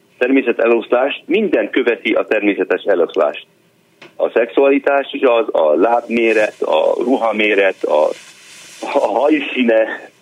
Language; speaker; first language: Hungarian; non-native, fluent; Arabic